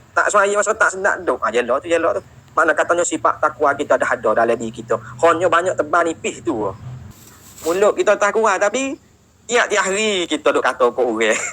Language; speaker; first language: Malay; native; Malay